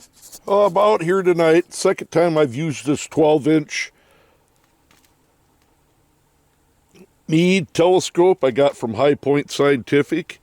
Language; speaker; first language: English; native; English